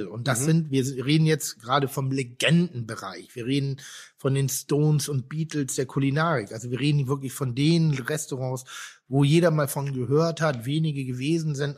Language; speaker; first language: German; native; German